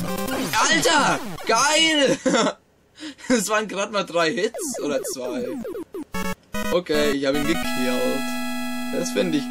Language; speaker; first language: German; native; German